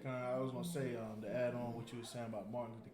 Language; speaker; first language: English; native; English